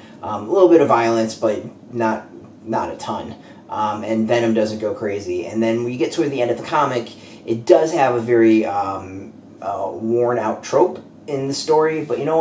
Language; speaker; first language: English; native; English